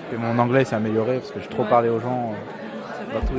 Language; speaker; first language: French; native; French